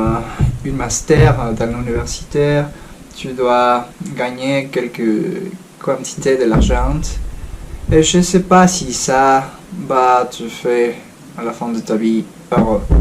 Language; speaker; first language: French; non-native, fluent; Spanish